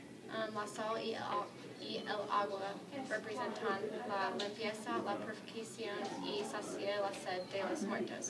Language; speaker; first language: Spanish; non-native, learner; English